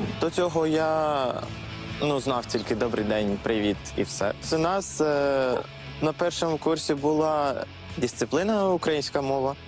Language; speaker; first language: Ukrainian; non-native, fluent; Uzbek